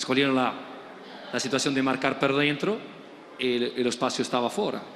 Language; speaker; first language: Portuguese; non-native, fluent; Spanish